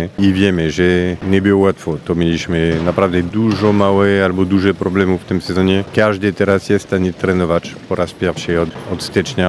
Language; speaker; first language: Polish; non-native, fluent; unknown